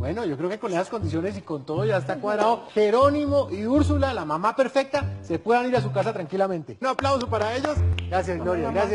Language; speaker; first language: Spanish; native; Spanish